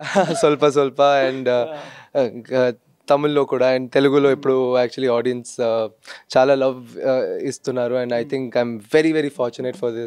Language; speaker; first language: Telugu; non-native, local second language; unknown